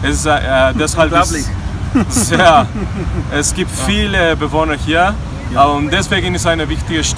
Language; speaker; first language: German; non-native, fluent; Spanish